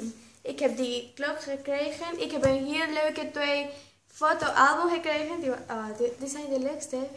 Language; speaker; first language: Dutch; non-native, learner; Spanish